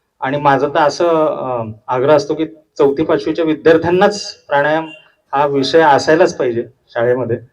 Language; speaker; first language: Marathi; non-native, local second language; Hindi